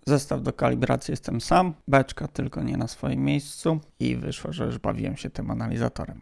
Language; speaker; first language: Polish; native; Polish